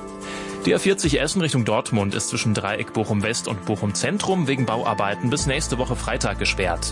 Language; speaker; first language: German; native; German